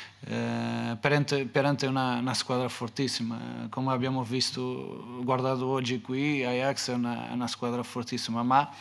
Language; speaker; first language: Italian; non-native, fluent; Portuguese